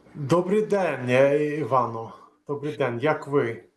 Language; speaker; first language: Ukrainian; non-native, learner; Swedish